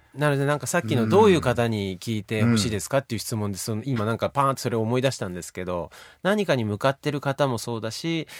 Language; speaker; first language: Japanese; native; Japanese